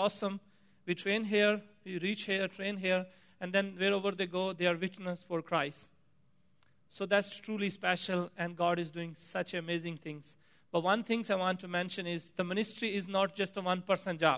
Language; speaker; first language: English; non-native, local second language; Punjabi